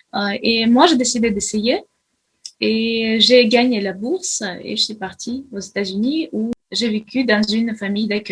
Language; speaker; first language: French; non-native, fluent; Russian